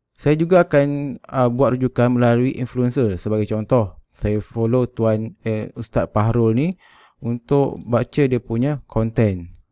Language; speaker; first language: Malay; native; Malay